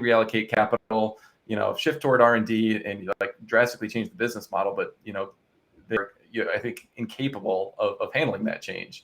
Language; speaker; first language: English; native; English